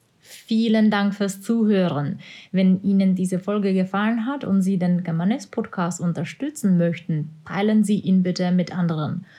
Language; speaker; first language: German; non-native, fluent; Czech